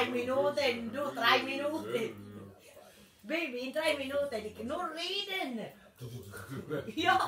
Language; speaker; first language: German; non-native, learner; Filipino